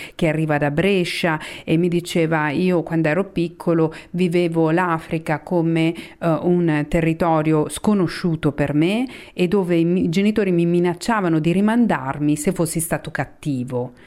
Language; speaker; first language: Italian; native; Italian